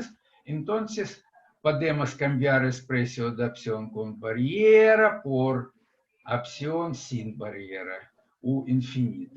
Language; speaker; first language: Spanish; non-native, fluent; Russian